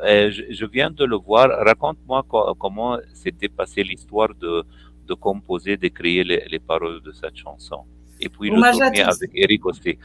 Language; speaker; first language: French; non-native, fluent; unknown